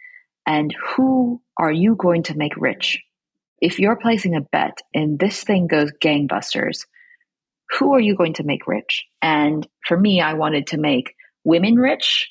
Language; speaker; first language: English; early bilingual, other home language; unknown